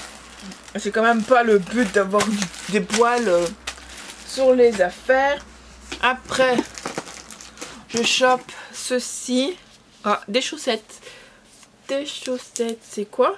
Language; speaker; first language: French; native; French